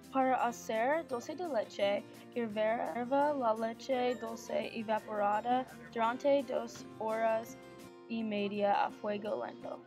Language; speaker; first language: Spanish; non-native, learner; English